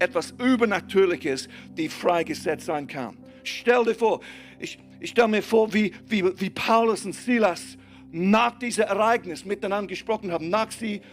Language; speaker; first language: German; non-native, fluent; English